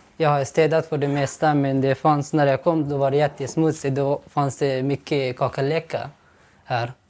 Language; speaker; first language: Swedish; non-native, fluent; Persian